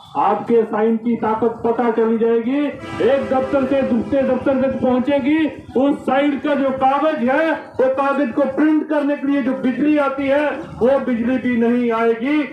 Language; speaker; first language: Hindi; native; Hindi